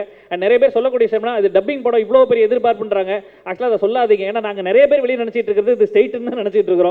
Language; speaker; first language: Tamil; native; Tamil